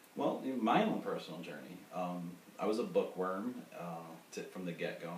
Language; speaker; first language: English; native; English